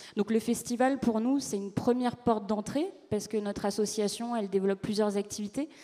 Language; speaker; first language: French; native; French